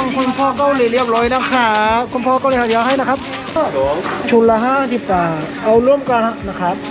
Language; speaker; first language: Thai; non-native, fluent; Korean